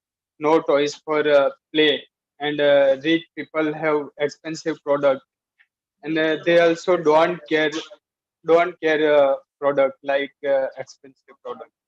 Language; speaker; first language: English; non-native, learner; Hindi